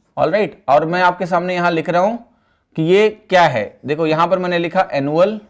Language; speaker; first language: Hindi; native; Hindi